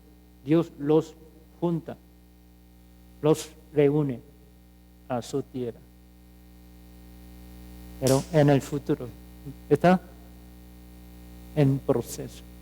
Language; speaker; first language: Spanish; non-native, fluent; Korean